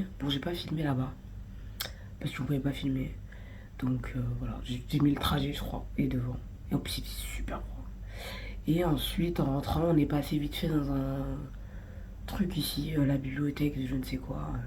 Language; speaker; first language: French; native; French